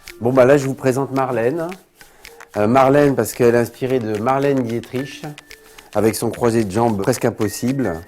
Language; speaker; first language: French; native; French